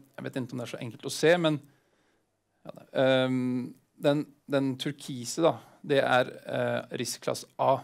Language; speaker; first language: Swedish; non-native, fluent; Norwegian